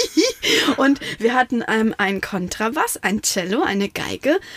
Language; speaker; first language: German; non-native, local second language; Russian